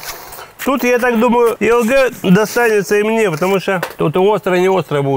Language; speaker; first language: Russian; native; Russian